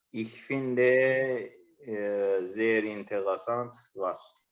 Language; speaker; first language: German; non-native, learner; Azerbaijani